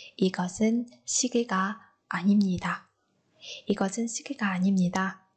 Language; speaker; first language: Korean; non-native, fluent; Vietnamese